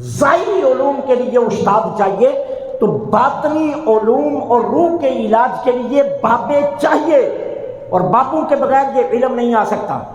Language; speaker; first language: Urdu; non-native, local second language; Punjabi